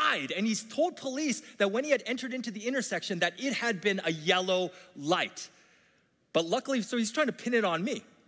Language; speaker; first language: English; native; English